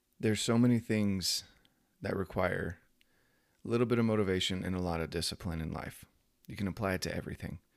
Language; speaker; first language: English; native; English